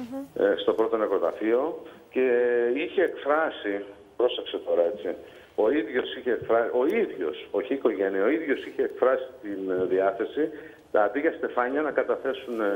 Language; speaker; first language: Greek; native; Greek